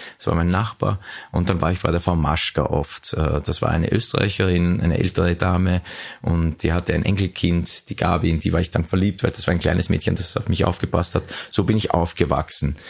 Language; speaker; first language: German; native; German